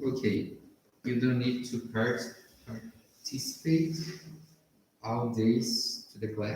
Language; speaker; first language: English; non-native, learner; Portuguese